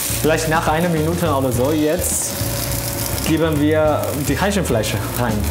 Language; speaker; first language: German; non-native, fluent; Chinese